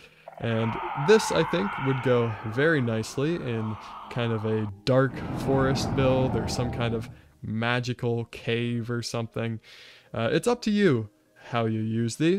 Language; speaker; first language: English; native; English